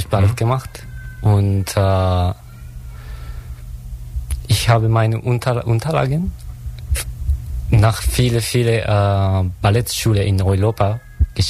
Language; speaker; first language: German; non-native, learner; Japanese